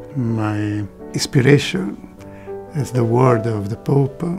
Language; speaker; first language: English; non-native, learner; Italian